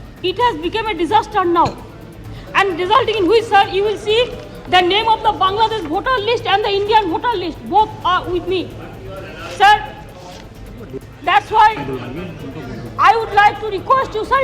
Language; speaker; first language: English; non-native, local second language; Bangla